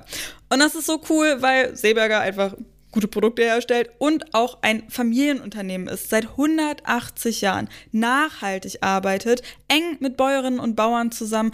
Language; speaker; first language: German; native; German